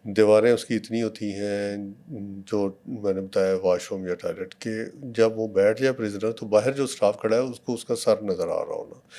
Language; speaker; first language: Urdu; non-native, local second language; Punjabi